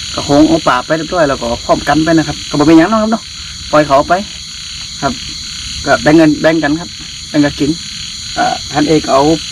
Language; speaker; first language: Thai; native; Thai